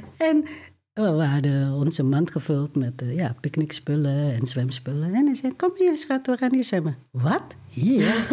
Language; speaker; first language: Dutch; non-native, fluent; Indonesian